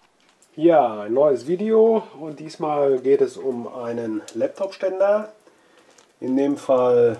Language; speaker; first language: German; native; German